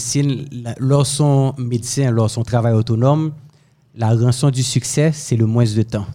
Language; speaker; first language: French; non-native, local second language; Haitian Creole